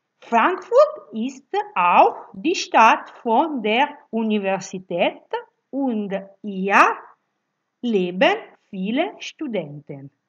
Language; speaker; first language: German; non-native, learner; Italian